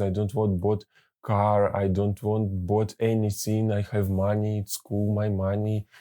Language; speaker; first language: English; non-native, learner; Russian